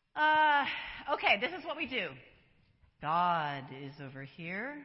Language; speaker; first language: English; native; English